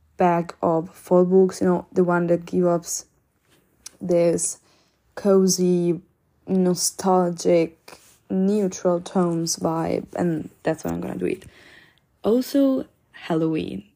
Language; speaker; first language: English; non-native, fluent; Italian